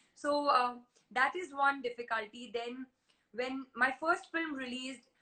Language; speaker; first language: English; non-native, local second language; Hindi